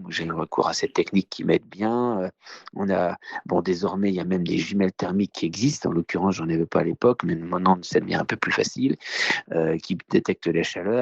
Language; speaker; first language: French; native; French